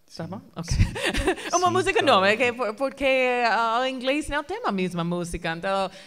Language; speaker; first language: Portuguese; non-native, fluent; English